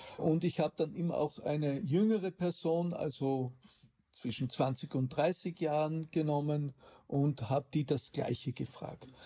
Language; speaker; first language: German; native; German